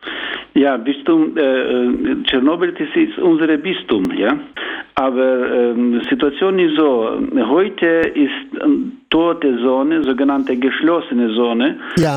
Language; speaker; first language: German; non-native, learner; Ukrainian